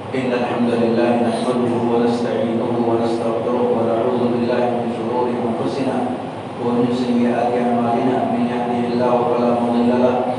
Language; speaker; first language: Urdu; native; Urdu